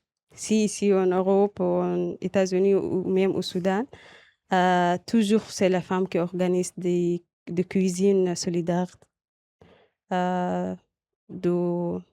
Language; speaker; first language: French; non-native, local second language; Arabic